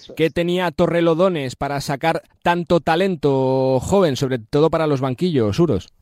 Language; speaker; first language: Spanish; non-native, fluent; Serbian